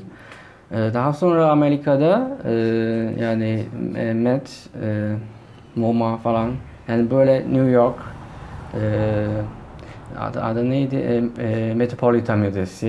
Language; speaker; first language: Turkish; non-native, fluent; Chinese